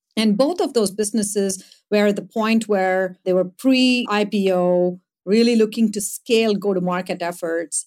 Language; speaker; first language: English; non-native, local second language; Tamil